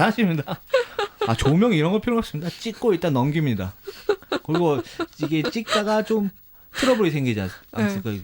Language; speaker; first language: Korean; native; Korean